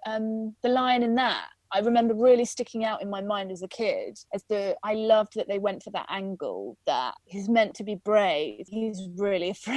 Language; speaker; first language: English; native; English